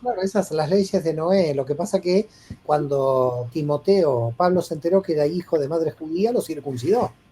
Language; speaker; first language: Spanish; native; Spanish